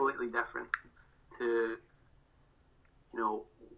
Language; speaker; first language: English; native; English